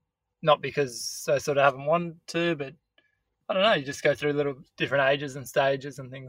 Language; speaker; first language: English; native; English